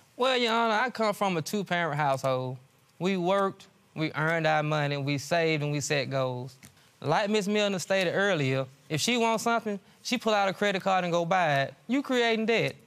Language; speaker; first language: English; native; English